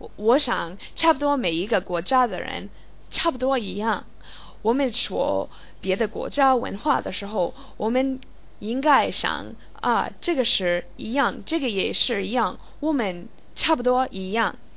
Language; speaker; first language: Chinese; non-native, learner; English